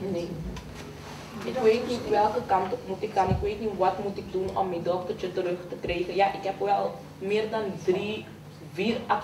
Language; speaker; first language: Dutch; early bilingual, other home language; Papiamento